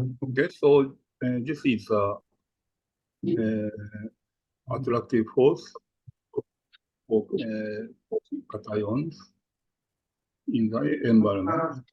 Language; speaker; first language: English; non-native, fluent; Japanese